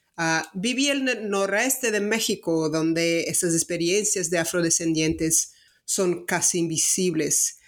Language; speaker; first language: Spanish; non-native, fluent; Portuguese